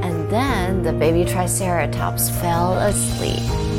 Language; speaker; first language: English; non-native, fluent; Chinese